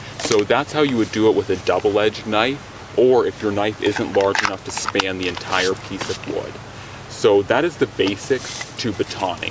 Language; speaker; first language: English; native; English